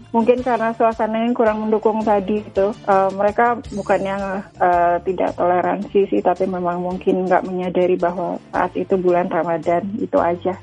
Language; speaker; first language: Indonesian; native; Indonesian